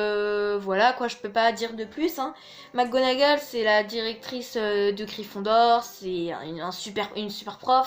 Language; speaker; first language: French; native; French